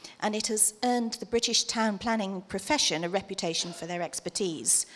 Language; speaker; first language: English; native; English